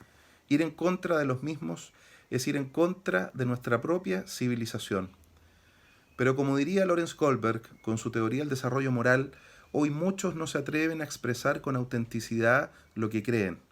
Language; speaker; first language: Spanish; native; Spanish